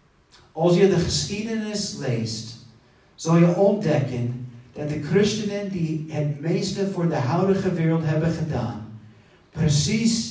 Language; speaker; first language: Dutch; non-native, fluent; English